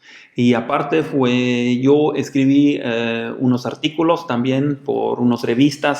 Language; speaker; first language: Spanish; non-native, fluent; German